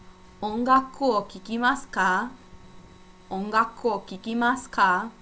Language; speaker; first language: Japanese; non-native, fluent; English